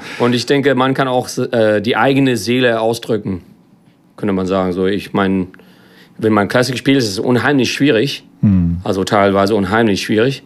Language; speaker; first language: German; non-native, fluent; English